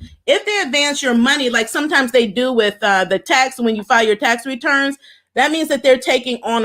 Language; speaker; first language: English; native; English